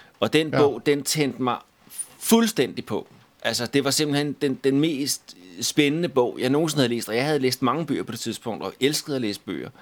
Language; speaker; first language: Danish; native; Danish